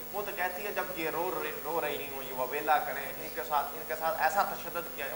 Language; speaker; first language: Urdu; non-native, local second language; Punjabi